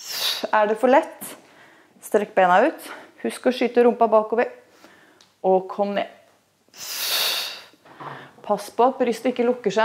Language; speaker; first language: Norwegian; native; Norwegian